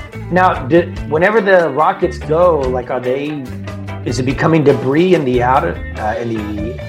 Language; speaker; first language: English; native; English